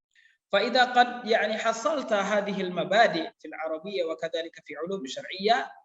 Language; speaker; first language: Arabic; non-native, fluent; Indonesian